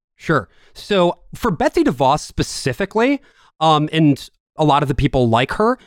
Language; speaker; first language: English; native; English